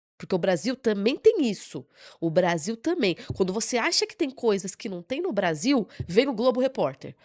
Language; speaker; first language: Portuguese; native; Portuguese